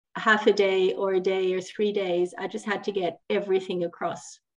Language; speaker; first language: English; non-native, fluent; Italian